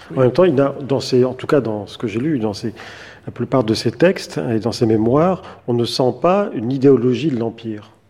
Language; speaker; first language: French; native; French